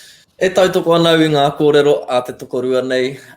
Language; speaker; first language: Māori; non-native, local second language; English